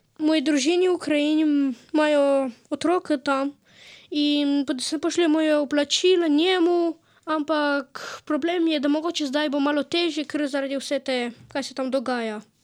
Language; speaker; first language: Slovenian; early bilingual, other home language; Ukrainian